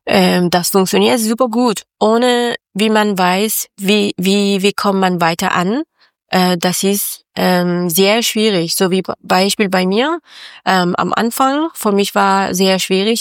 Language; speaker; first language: German; non-native, learner; Persian